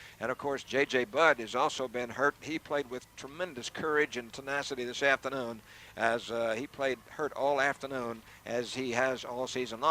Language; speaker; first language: English; native; English